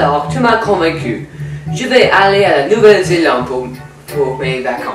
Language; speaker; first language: French; non-native, learner; English